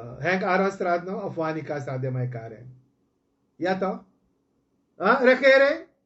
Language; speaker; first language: Dutch; native; Dutch